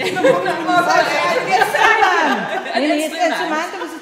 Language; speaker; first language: Dutch; native; Dutch